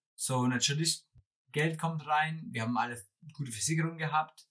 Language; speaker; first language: German; non-native, fluent; English